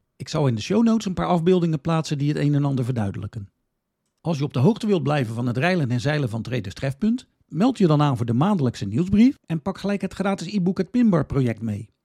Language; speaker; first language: Dutch; native; Dutch